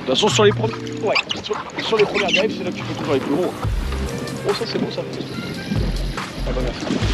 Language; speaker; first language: French; native; French